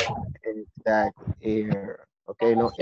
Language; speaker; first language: English; non-native, fluent; Spanish